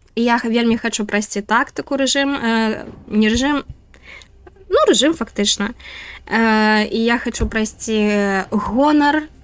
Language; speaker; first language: Belarusian; non-native, local second language; Russian